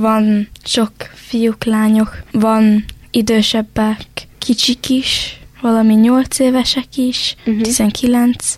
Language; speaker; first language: Hungarian; early bilingual, heritage; Hungarian